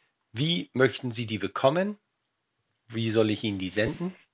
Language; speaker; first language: German; native; German